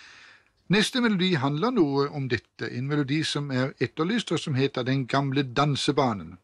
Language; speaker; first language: Norwegian; native; Norwegian